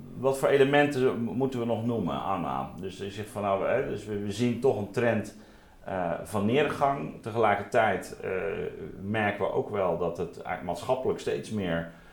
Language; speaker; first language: Dutch; native; Dutch